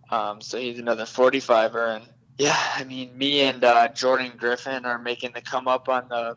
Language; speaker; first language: English; native; English